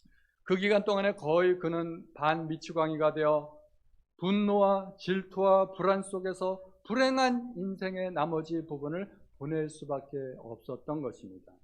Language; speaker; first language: Korean; native; Korean